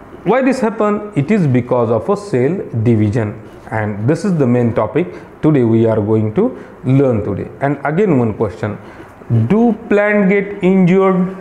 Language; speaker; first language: English; non-native, local second language; Marathi